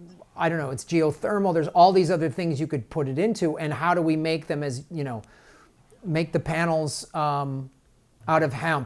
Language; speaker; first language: English; native; English